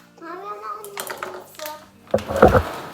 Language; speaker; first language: German; early bilingual, other home language; Thai